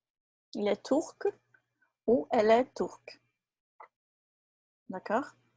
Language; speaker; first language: French; non-native, fluent; Portuguese